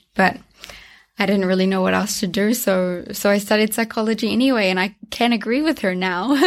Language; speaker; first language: English; native; English